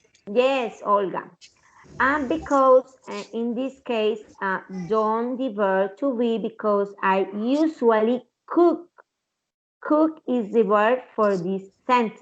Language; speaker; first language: English; non-native, learner; Spanish